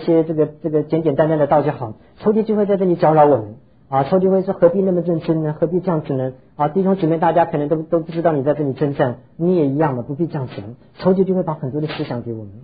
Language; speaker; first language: Chinese; native; Chinese